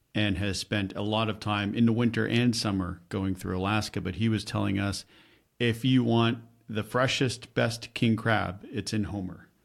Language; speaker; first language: English; native; English